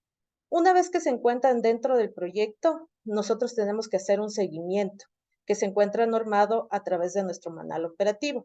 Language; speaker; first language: Spanish; native; Spanish